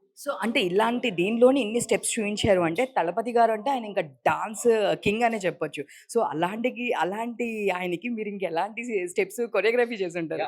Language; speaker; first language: Telugu; native; Telugu